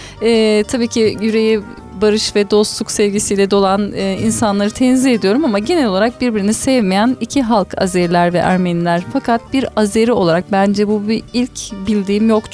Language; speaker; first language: Turkish; native; Turkish